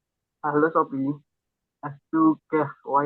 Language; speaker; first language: German; non-native, learner; Indonesian